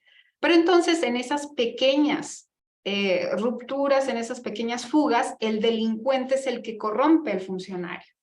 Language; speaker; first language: Spanish; native; Spanish